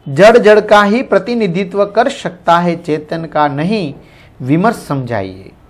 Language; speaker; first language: Hindi; non-native, local second language; Gujarati